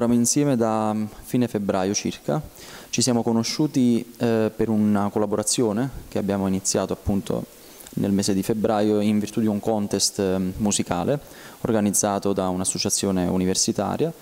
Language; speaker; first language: Italian; native; Italian